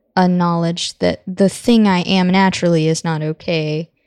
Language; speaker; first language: English; native; English